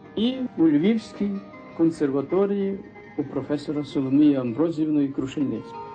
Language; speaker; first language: Ukrainian; native; Ukrainian